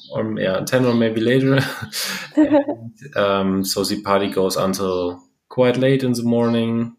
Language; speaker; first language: English; non-native, fluent; German